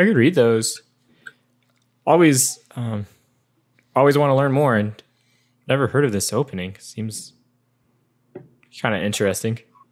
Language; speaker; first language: English; native; English